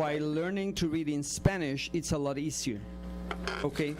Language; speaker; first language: English; non-native, fluent; Spanish